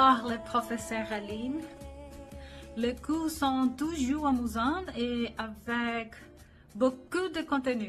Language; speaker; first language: French; non-native, learner; Portuguese